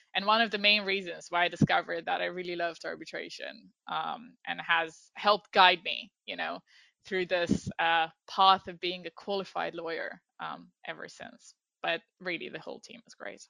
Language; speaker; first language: English; non-native, fluent; Romanian